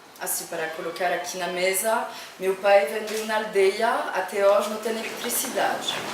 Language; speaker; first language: Portuguese; non-native, fluent; French